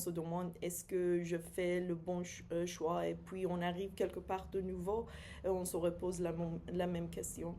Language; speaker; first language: French; non-native, fluent; Persian